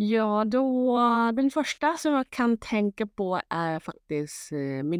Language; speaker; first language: Swedish; non-native, fluent; Thai